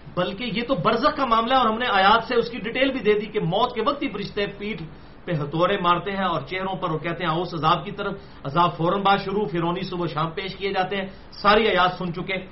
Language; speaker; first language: Urdu; non-native, local second language; Punjabi